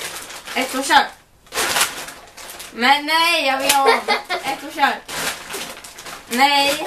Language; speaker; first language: Swedish; native; Swedish